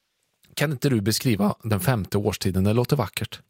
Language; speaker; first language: Swedish; native; Swedish